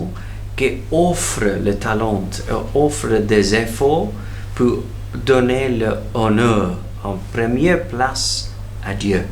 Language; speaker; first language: French; non-native, fluent; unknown